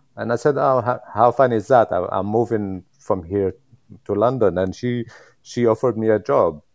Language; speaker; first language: English; non-native, fluent; Arabic